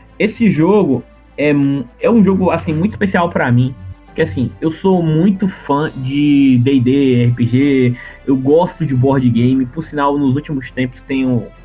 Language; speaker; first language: Portuguese; native; Portuguese